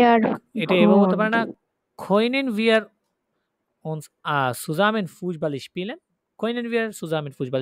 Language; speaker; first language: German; non-native, fluent; Bangla